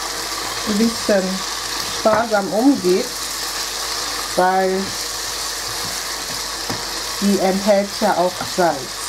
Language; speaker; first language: German; non-native, fluent; Akan